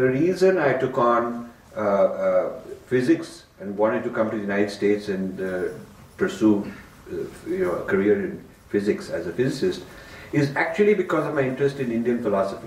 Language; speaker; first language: English; non-native, local second language; Hindi